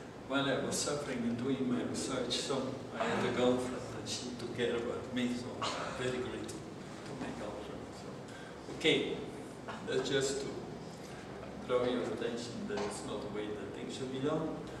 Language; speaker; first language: English; non-native, fluent; Dutch